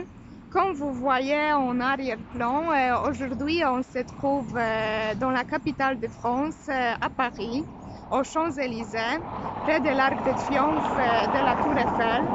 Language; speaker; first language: French; non-native, fluent; Polish